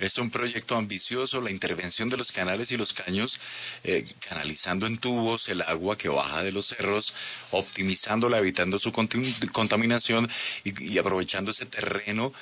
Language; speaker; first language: Spanish; native; Spanish